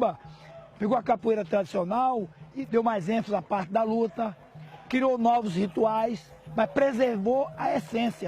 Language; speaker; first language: Portuguese; native; Portuguese